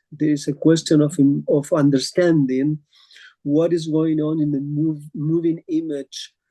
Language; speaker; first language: English; non-native, fluent; Spanish